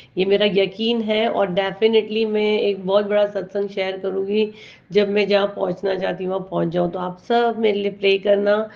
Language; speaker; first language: Hindi; native; Hindi